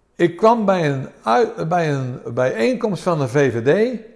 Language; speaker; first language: Dutch; early bilingual, other home language; Armenian